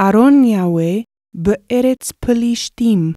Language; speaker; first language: Hebrew; non-native, fluent; English